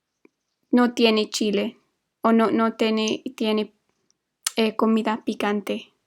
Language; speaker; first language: Spanish; non-native, fluent; English